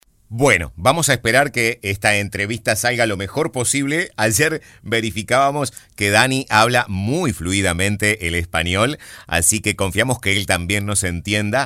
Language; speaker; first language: Spanish; native; Spanish